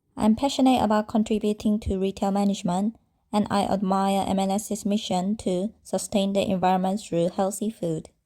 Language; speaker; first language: English; non-native, fluent; Korean